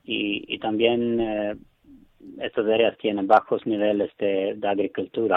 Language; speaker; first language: Spanish; non-native, fluent; Swedish